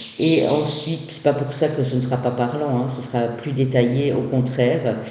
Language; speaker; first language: French; native; French